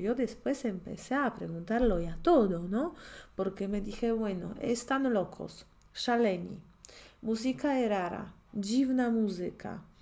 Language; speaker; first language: Spanish; non-native, fluent; Polish